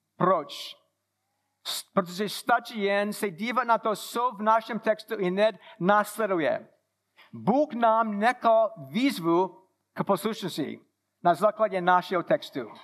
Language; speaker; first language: Czech; non-native, fluent; English